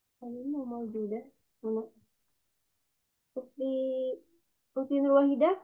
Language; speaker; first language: Arabic; non-native, learner; Indonesian